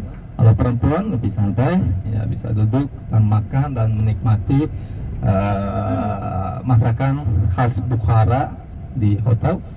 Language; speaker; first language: Indonesian; non-native, fluent; Uzbek